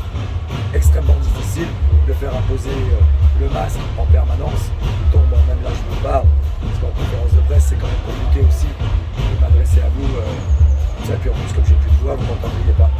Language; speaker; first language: French; native; French